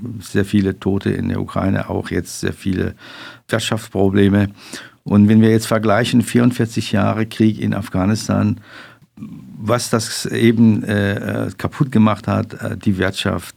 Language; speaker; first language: German; non-native, fluent; Persian